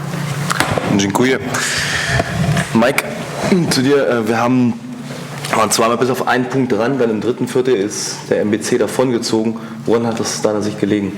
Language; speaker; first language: German; native; German